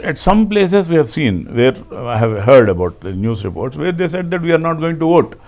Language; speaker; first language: English; non-native, local second language; Telugu